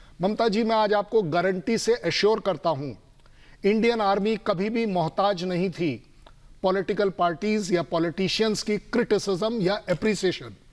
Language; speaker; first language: Hindi; native; Hindi